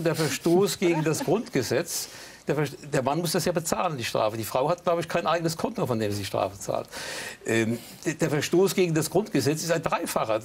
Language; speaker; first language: German; native; German